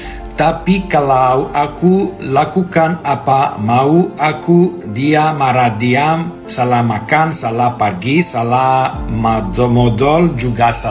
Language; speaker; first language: Indonesian; non-native, learner; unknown